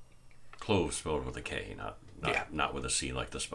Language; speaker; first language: English; native; English